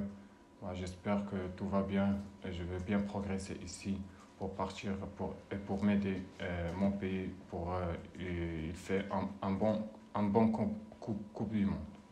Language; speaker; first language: French; non-native, learner; Arabic